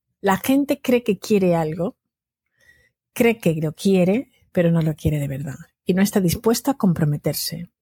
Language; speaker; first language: Spanish; native; Spanish